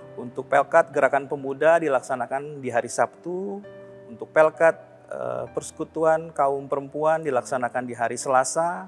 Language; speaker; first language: Indonesian; native; Indonesian